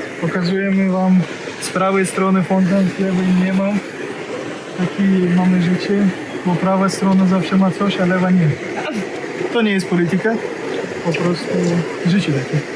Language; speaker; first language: Polish; non-native, learner; Russian